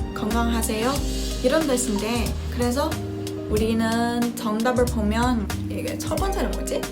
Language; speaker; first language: Korean; non-native, fluent; Chinese